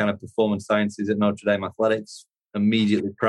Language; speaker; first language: English; native; English